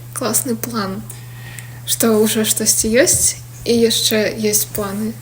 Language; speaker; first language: Belarusian; non-native, local second language; Russian